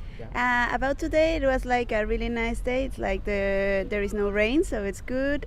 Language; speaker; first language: English; non-native, fluent; Spanish